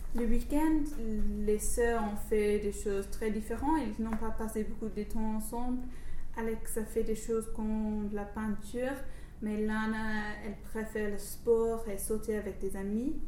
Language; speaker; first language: French; non-native, learner; English